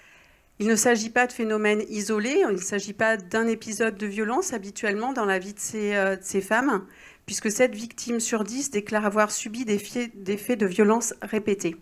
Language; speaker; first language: French; native; French